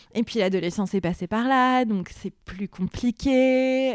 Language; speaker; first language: French; non-native, local second language; Arabic